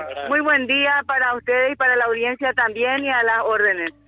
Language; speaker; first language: Spanish; native; Spanish